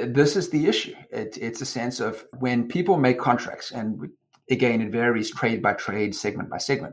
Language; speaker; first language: English; native; English